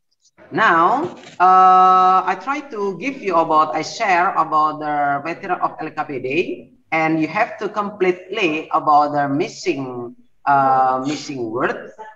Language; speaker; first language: English; non-native, learner; Indonesian